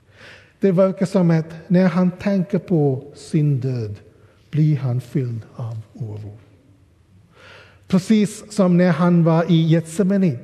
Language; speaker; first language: Swedish; non-native, fluent; English